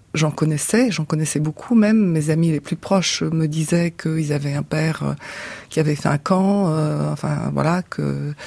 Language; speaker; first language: French; non-native, fluent; Bulgarian